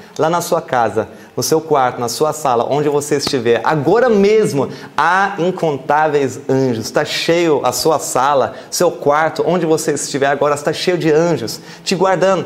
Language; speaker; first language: Portuguese; non-native, fluent; German